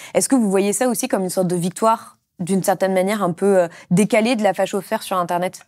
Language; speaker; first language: French; native; French